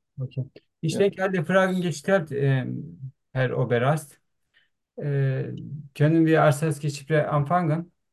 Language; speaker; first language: German; non-native, learner; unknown